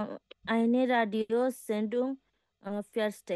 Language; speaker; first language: German; non-native, learner; Bangla